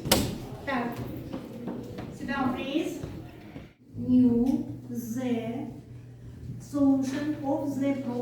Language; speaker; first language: English; non-native, learner; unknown